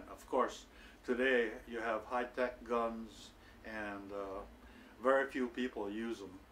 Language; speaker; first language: English; native; English